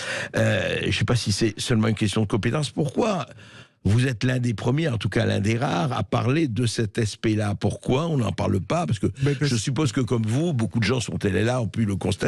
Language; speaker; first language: French; native; French